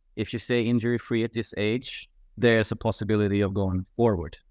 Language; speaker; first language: English; non-native, fluent; Swedish